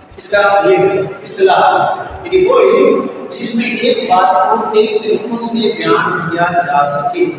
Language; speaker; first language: Urdu; native; Urdu